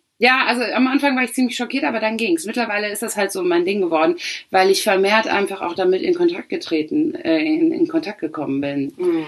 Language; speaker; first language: German; early bilingual, other home language; Arabic